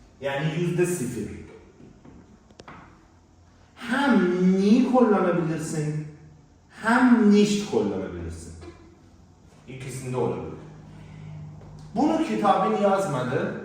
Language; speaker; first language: Turkish; non-native, learner; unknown